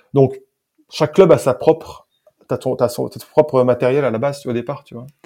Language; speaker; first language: French; native; French